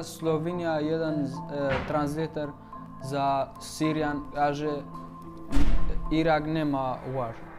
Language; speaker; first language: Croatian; non-native, learner; Kurdish